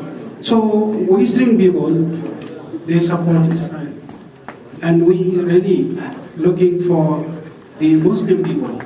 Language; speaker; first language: English; non-native, fluent; Arabic